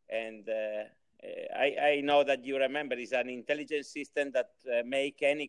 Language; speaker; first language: English; non-native, learner; Italian